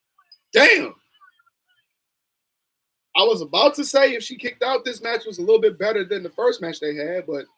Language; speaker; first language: English; native; English